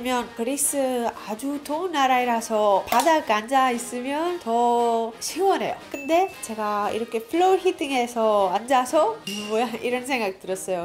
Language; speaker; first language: Korean; non-native, learner; Greek